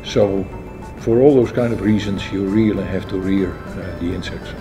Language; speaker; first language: English; non-native, fluent; Dutch